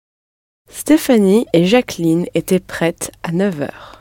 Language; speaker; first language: French; non-native, learner; English